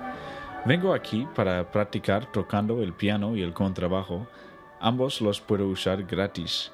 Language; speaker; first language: Spanish; non-native, learner; English